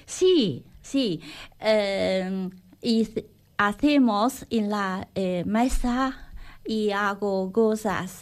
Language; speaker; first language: Spanish; non-native, learner; Chinese